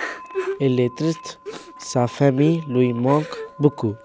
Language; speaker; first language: French; non-native, learner; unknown